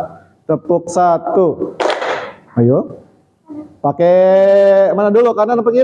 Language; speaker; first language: Indonesian; native; Indonesian